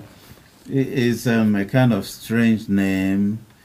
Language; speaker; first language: English; non-native, local second language; Igbo